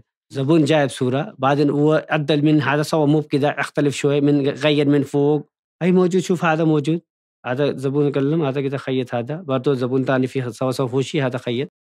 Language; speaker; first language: Arabic; non-native, learner; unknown